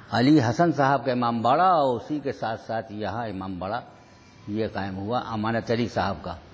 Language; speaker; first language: Urdu; native; Urdu